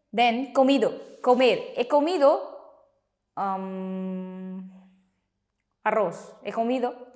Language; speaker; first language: Spanish; non-native, fluent; Hindi